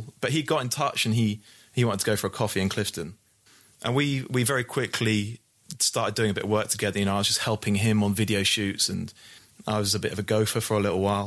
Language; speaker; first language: English; native; English